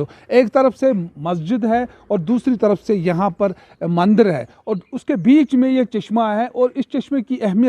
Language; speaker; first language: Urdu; non-native, local second language; Kashmiri